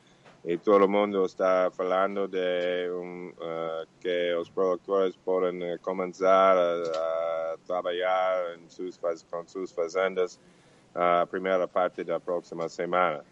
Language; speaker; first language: Portuguese; non-native, learner; Spanish